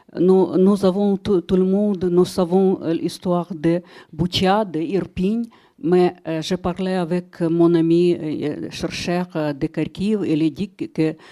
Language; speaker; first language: French; non-native, fluent; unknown